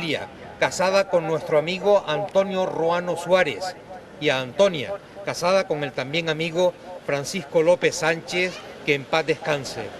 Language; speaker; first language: Spanish; native; Spanish